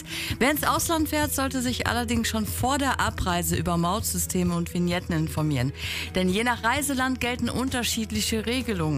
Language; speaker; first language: German; native; German